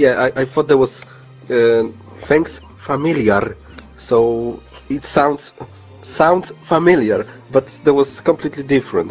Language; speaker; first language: English; non-native, learner; Polish